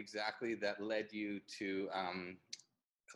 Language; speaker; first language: English; native; English